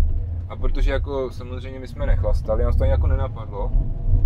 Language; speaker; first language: Czech; native; Czech